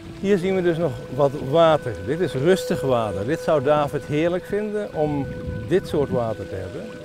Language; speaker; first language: Dutch; native; Dutch